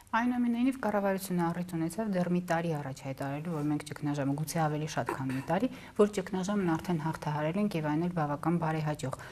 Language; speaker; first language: Armenian; native; Armenian